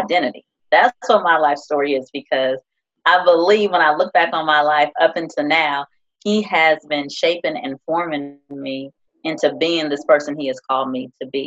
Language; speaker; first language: English; native; English